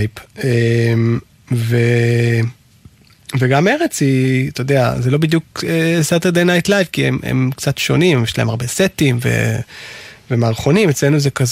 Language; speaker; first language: Hebrew; native; Hebrew